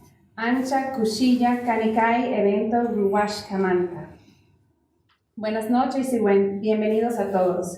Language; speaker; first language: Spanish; non-native, fluent; English